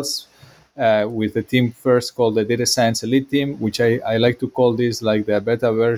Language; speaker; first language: English; non-native, fluent; Spanish